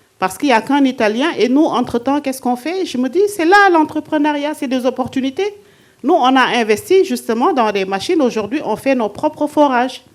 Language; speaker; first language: French; non-native, local second language; Wolof